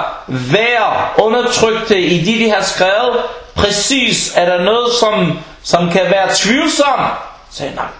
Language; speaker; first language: Danish; non-native, local second language; Arabic